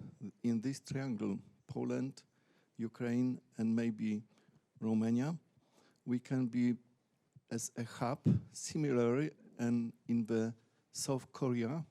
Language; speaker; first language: English; non-native, learner; Polish